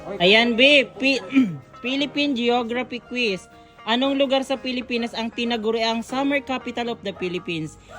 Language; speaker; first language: Filipino; non-native, local second language; Bikol